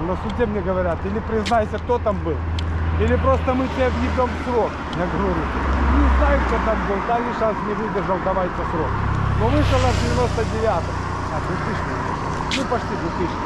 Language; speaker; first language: Russian; native; Russian